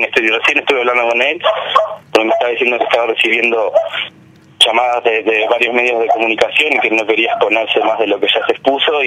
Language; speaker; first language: Spanish; native; Spanish